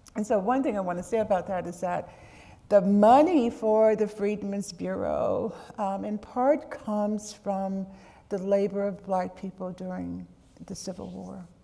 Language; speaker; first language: English; native; English